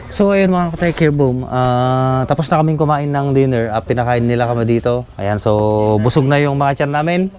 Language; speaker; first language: Filipino; native; Filipino